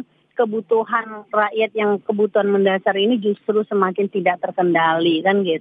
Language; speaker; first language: Indonesian; native; Indonesian